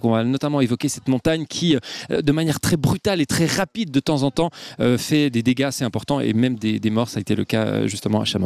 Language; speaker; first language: French; native; French